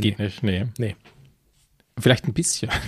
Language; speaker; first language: German; native; German